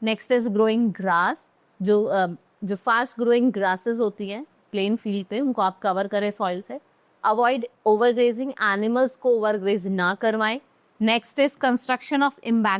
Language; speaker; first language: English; non-native, local second language; Hindi